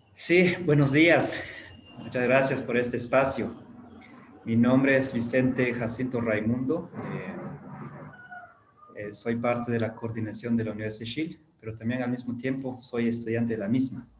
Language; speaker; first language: Spanish; non-native, local second language; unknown